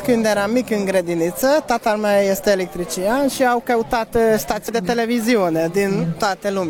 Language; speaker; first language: Romanian; non-native, learner; Hungarian